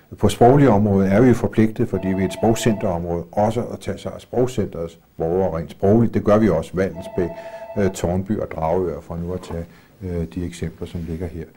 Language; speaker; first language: Danish; native; Danish